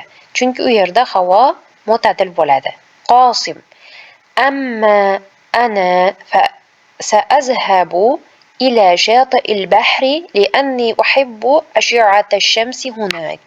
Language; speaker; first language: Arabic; non-native, fluent; Uzbek